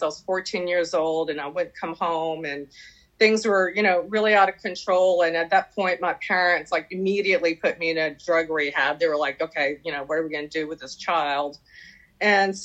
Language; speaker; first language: English; early bilingual, other home language; French